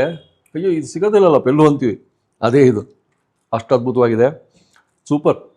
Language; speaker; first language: Kannada; native; Kannada